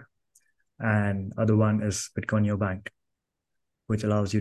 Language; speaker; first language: English; non-native, local second language; Kannada